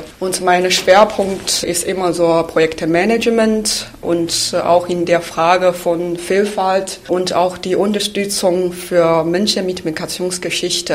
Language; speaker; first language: German; non-native, fluent; Chinese